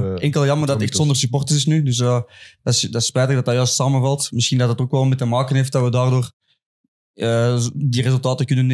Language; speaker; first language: Dutch; native; Dutch